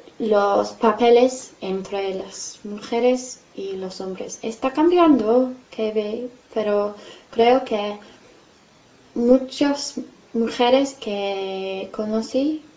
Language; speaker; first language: Spanish; non-native, fluent; English